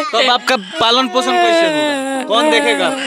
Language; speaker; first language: Hindi; native; Hindi